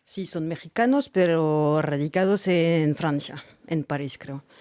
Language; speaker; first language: Spanish; non-native, fluent; French